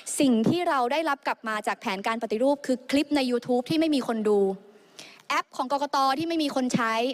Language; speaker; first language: Thai; native; Thai